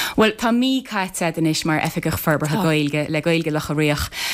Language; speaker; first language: Irish; native; Irish